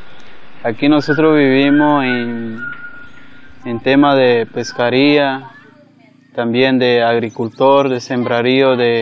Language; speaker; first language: Spanish; non-native, local second language; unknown